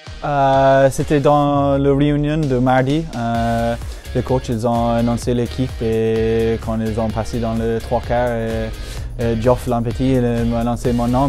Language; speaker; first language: French; non-native, fluent; English